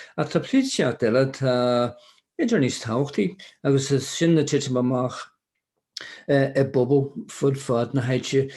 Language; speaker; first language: Irish; non-native, local second language; English